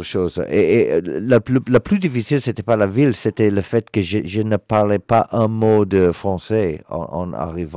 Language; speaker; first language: French; non-native, learner; English